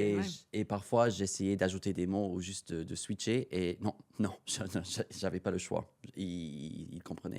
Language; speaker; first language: French; non-native, fluent; English